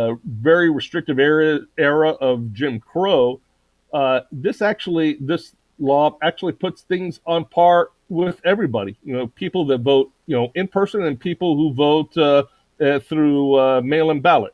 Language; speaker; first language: English; native; English